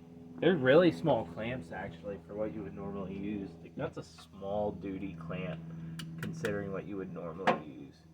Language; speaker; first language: English; native; English